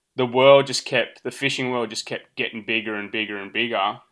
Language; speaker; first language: English; early bilingual, other home language; Portuguese